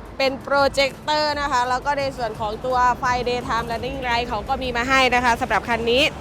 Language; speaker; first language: Thai; native; Thai